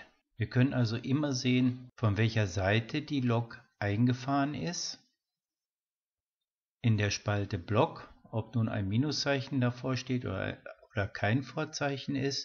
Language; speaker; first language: German; native; German